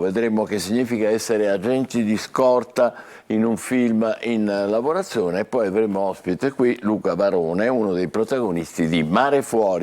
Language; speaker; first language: Italian; native; Italian